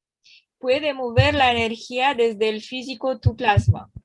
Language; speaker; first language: Spanish; non-native, learner; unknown